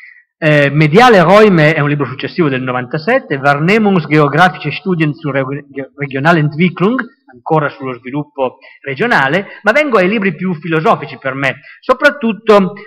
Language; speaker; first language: Italian; native; Italian